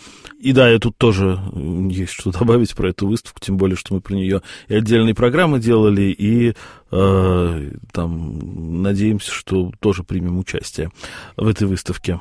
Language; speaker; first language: Russian; native; Russian